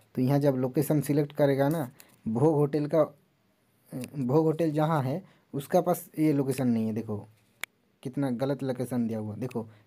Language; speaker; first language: Hindi; non-native, local second language; Bangla